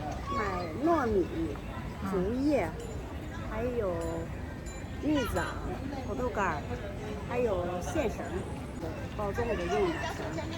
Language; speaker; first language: Chinese; native; Chinese